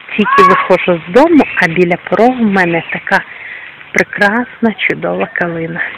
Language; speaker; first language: Ukrainian; native; Ukrainian